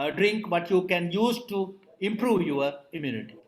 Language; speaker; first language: English; non-native, local second language; Sinhala